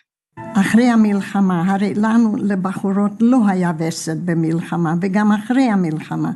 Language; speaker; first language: Hebrew; non-native, fluent; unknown